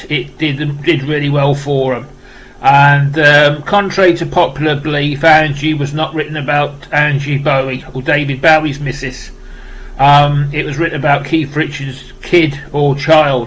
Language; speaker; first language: English; native; English